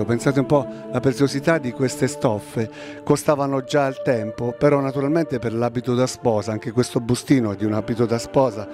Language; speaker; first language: Italian; native; Italian